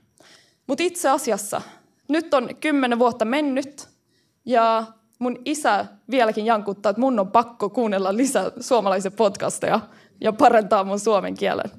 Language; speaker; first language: Finnish; early bilingual, heritage; Finnish